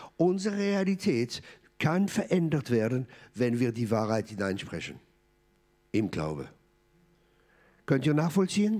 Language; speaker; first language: German; non-native, fluent; French